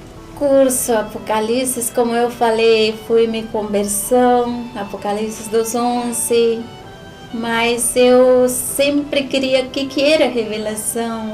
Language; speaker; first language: Portuguese; non-native, learner; Spanish